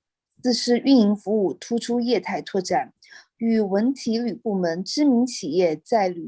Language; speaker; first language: Chinese; native; Chinese